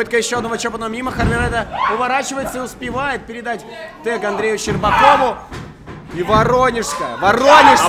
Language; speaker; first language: Russian; native; Russian